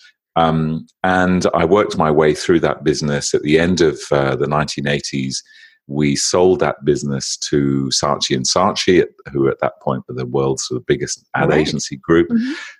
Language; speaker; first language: English; native; English